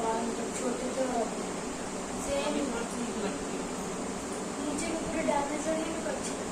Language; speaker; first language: Hindi; native; Hindi